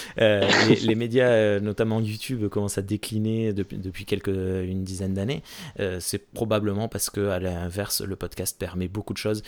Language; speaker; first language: French; native; French